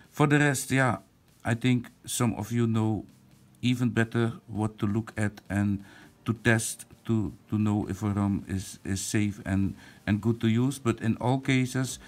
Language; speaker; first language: English; non-native, fluent; Dutch